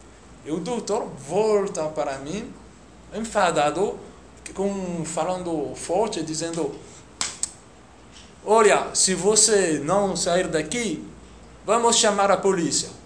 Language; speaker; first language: Portuguese; non-native, fluent; French